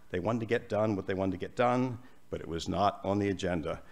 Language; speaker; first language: English; native; English